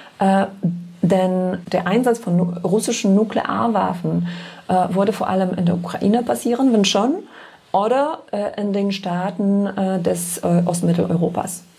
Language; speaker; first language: German; non-native, fluent; Polish